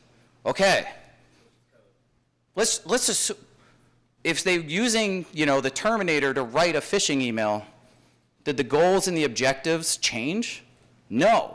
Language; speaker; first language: English; native; English